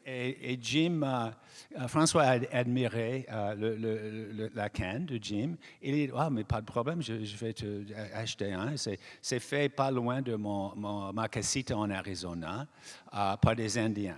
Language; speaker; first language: French; non-native, fluent; English